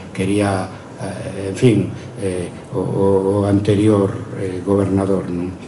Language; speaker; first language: Spanish; non-native, local second language; Galician